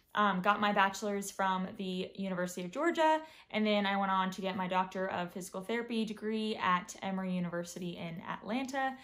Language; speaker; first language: English; native; English